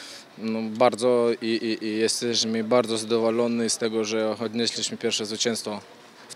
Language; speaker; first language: Polish; non-native, fluent; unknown